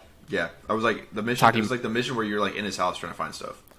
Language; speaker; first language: English; native; English